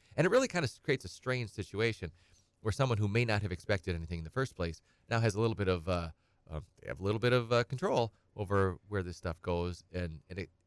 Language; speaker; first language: English; native; English